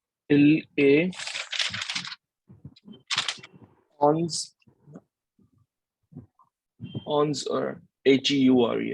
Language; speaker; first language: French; non-native, learner; Bangla